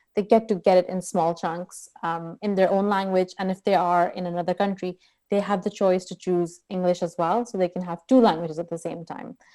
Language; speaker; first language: English; non-native, local second language; Urdu